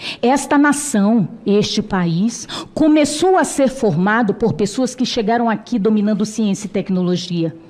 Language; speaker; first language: Portuguese; non-native, local second language; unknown